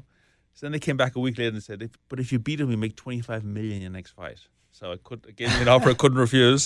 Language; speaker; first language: English; native; English